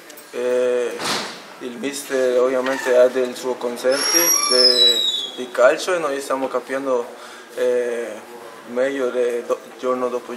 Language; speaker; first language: Italian; non-native, fluent; Spanish